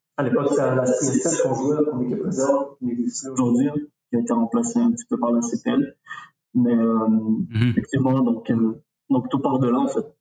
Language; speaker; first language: French; early bilingual, other home language; Arabic